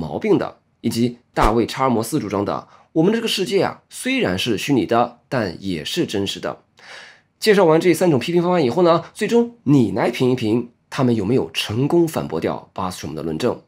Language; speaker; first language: Chinese; native; Chinese